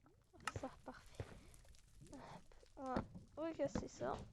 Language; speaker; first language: French; native; French